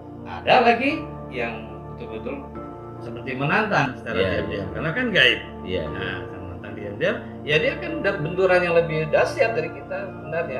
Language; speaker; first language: Indonesian; native; Indonesian